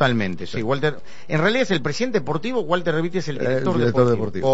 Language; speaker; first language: Spanish; native; Spanish